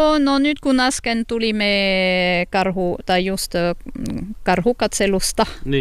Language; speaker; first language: Finnish; non-native, learner; French